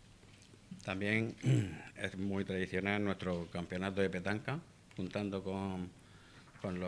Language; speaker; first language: Spanish; native; Spanish